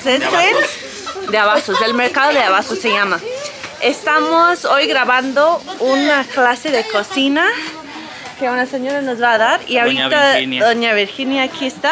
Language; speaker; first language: Spanish; non-native, fluent; English